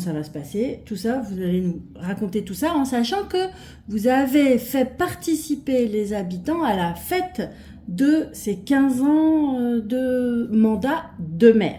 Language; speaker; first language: French; native; French